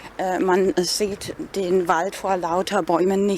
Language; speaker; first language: German; non-native, fluent; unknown